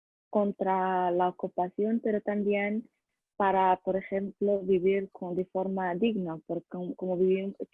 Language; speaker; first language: Spanish; non-native, learner; Arabic